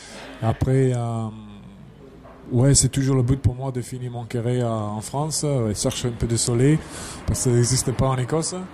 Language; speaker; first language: French; non-native, fluent; English